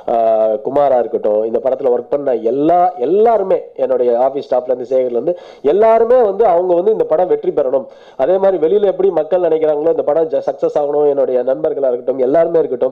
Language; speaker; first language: Tamil; native; Tamil